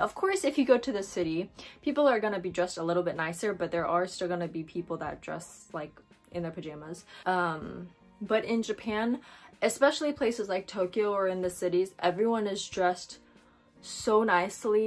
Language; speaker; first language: English; early bilingual, other home language; Japanese